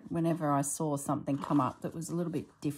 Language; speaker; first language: English; native; English